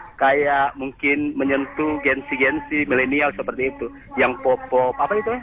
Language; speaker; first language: Indonesian; native; Indonesian